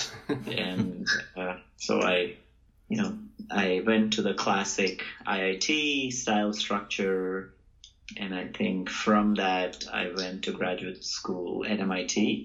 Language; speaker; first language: English; non-native, local second language; Hindi